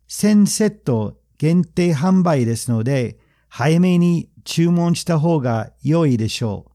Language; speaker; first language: Japanese; non-native, fluent; English